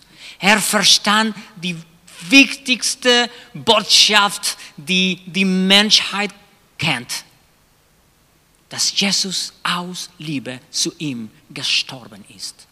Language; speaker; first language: German; non-native, fluent; Spanish